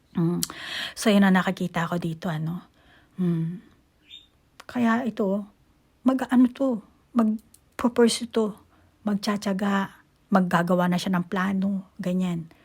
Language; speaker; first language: Filipino; native; Filipino